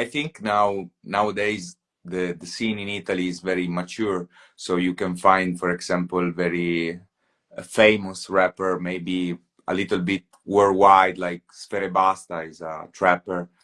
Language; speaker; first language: English; non-native, fluent; Italian